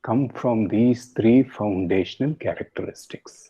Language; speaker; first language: English; non-native, local second language; Kannada